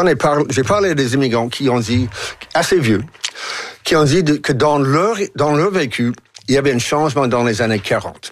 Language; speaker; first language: French; non-native, fluent; English